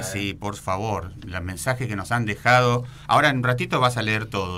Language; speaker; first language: Spanish; native; Spanish